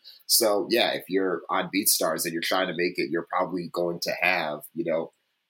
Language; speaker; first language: English; native; English